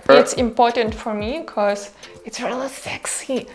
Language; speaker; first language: English; non-native, learner; Ukrainian